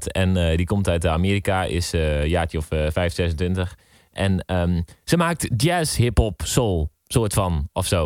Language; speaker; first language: Dutch; native; Dutch